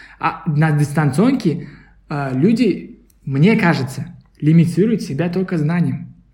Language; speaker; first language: Russian; non-native, local second language; Uzbek